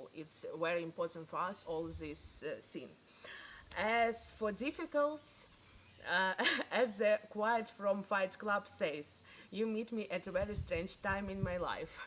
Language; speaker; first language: English; non-native, learner; Ukrainian